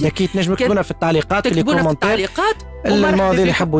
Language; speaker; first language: Arabic; native; Arabic